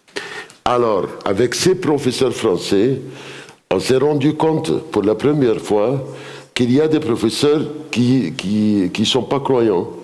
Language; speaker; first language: French; non-native, fluent; Arabic